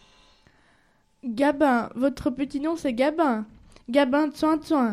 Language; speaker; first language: French; native; French